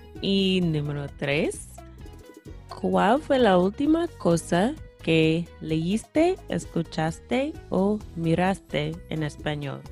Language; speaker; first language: Spanish; non-native, fluent; English